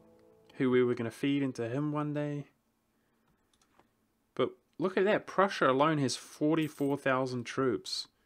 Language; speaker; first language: English; native; English